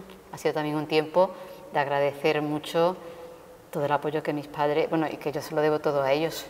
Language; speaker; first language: Spanish; native; Spanish